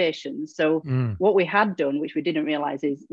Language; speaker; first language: English; native; English